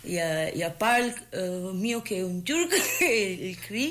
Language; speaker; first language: French; non-native, learner; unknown